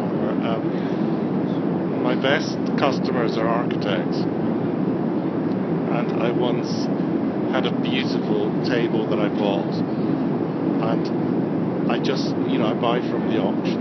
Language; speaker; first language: English; native; English